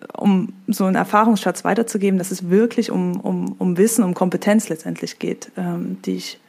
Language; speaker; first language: German; native; German